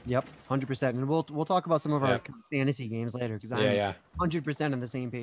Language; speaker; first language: English; native; English